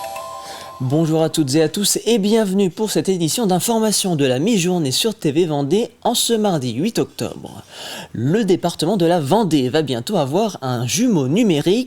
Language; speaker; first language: French; native; French